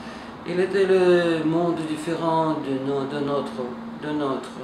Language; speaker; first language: French; non-native, learner; Russian